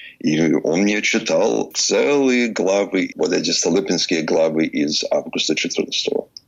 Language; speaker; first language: Russian; early bilingual, heritage; English